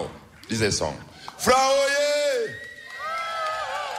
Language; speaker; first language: English; non-native, learner; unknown